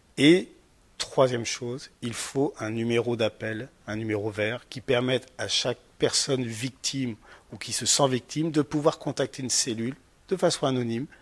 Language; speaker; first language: French; native; French